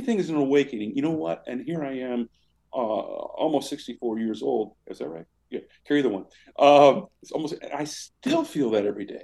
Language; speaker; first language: English; native; English